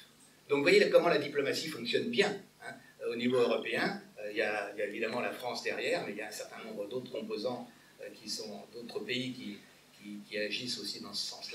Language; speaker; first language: French; native; French